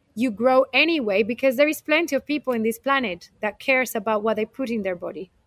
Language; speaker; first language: English; non-native, fluent; Spanish